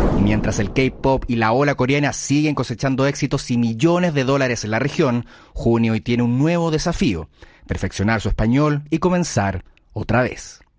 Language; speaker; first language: Spanish; native; Spanish